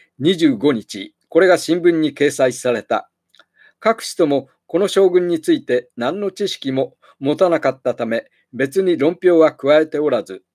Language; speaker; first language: Japanese; native; Japanese